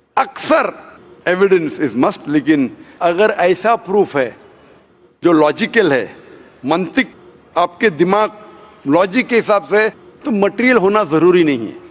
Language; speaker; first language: Hindi; non-native, local second language; Konkani